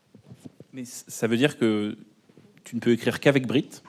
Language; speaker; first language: French; native; French